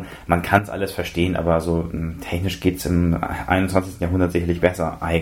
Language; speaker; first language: German; native; German